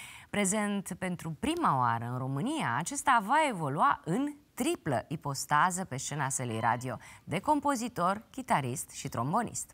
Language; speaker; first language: Romanian; native; Romanian